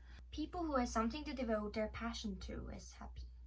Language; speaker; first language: English; non-native, learner; Korean